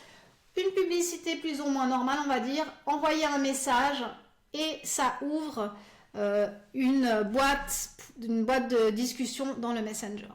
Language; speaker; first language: French; native; French